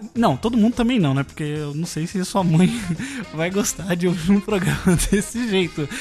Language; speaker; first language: Portuguese; native; Portuguese